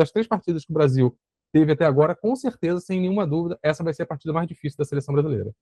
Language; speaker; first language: Portuguese; native; Portuguese